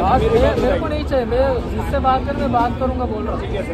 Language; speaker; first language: Hindi; non-native, local second language; Telugu